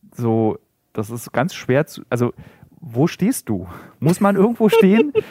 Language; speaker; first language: German; native; German